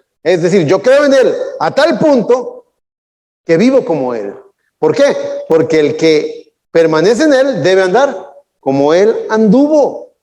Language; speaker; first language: Spanish; native; Spanish